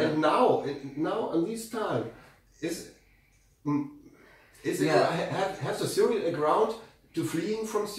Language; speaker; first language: English; non-native, learner; German